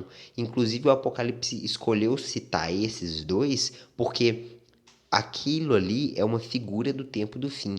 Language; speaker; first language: Portuguese; native; Portuguese